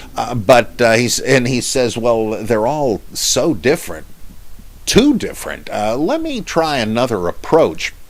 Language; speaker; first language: English; native; English